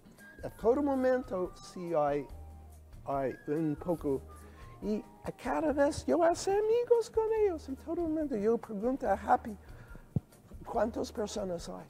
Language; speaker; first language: Spanish; non-native, learner; English